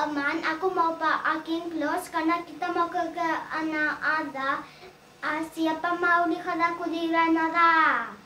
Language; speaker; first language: Indonesian; early bilingual, heritage; Indonesian